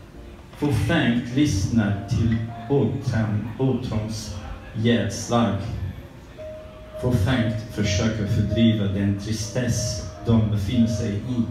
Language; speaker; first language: Swedish; non-native, learner; French